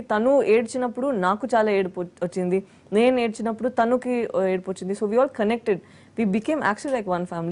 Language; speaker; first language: Telugu; non-native, fluent; Tamil